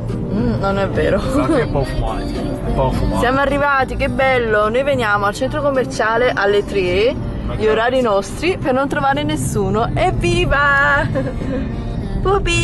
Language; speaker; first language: Italian; native; Italian